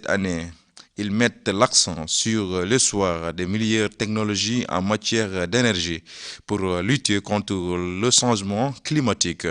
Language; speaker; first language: French; non-native, fluent; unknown